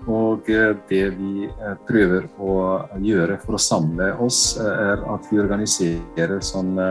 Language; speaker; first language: Norwegian; non-native, fluent; Bosnian